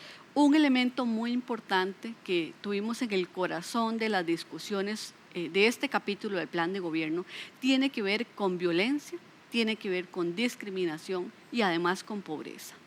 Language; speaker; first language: Spanish; native; Spanish